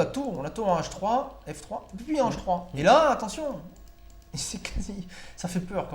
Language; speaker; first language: French; native; French